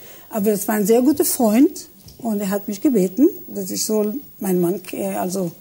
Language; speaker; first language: German; non-native, fluent; Hebrew